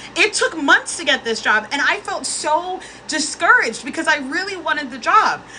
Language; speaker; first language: English; native; English